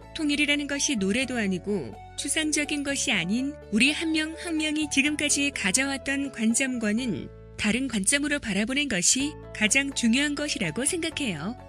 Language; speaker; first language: Korean; native; Korean